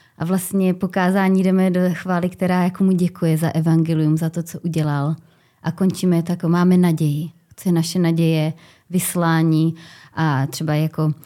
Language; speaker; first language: Czech; native; Czech